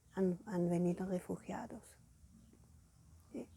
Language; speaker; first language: Spanish; non-native, fluent; German